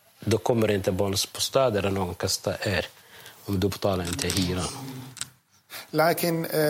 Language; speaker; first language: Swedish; non-native, learner; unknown